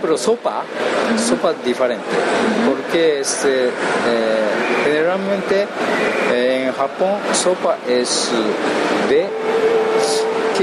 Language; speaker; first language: Spanish; non-native, learner; Japanese